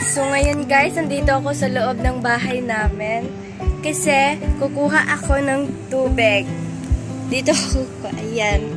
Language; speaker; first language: Filipino; non-native, local second language; Cebuano